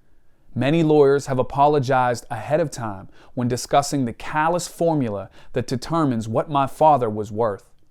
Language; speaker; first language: English; native; English